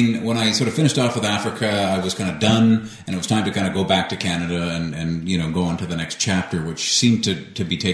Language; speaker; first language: English; native; English